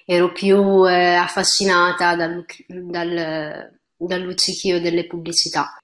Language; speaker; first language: Italian; early bilingual, other home language; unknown